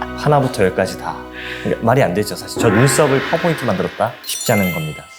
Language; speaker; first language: Korean; native; Korean